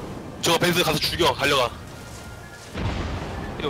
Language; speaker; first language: Korean; native; Korean